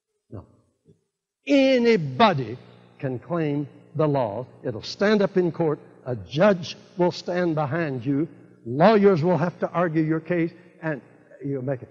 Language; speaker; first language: English; native; English